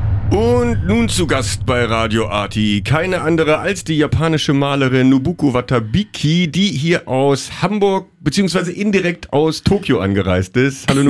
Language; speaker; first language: German; native; German